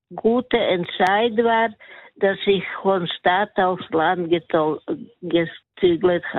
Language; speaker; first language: German; non-native, learner; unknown